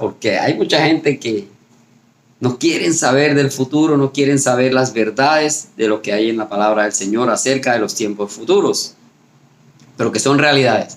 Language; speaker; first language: Spanish; native; Spanish